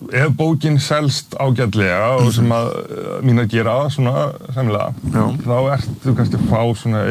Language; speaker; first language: Icelandic; native; Icelandic